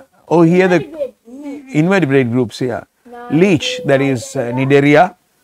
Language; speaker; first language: English; non-native, local second language; Sinhala